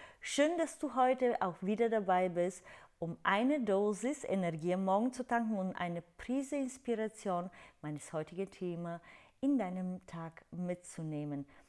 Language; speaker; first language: German; non-native, fluent; Bulgarian